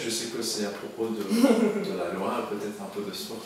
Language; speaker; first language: French; non-native, fluent; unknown